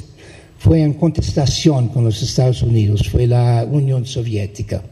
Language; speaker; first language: Spanish; non-native, fluent; English